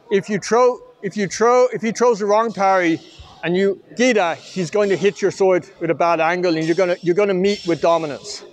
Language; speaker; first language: English; native; English